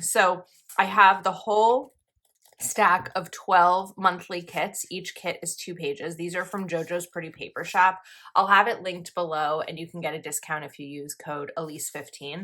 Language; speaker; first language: English; native; English